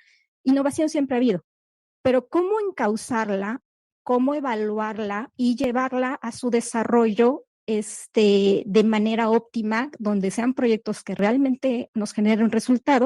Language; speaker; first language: Spanish; native; Spanish